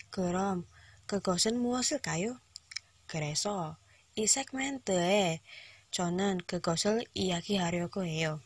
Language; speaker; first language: Korean; non-native, learner; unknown